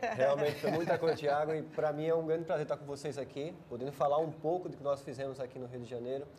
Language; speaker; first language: Portuguese; native; Portuguese